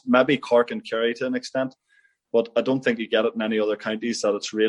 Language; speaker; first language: English; native; English